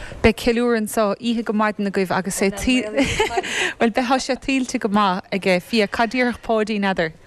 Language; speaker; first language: Irish; native; Irish